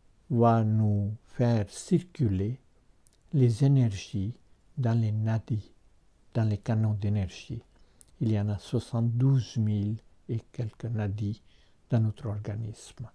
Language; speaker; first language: French; non-native, fluent; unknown